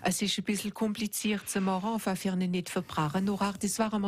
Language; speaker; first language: German; native; German